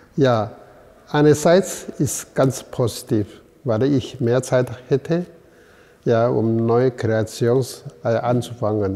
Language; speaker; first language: German; non-native, fluent; Chinese